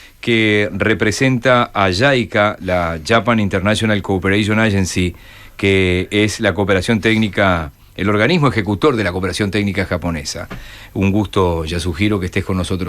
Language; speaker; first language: Spanish; native; Spanish